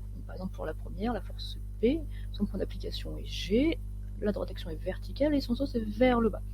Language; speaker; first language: French; native; French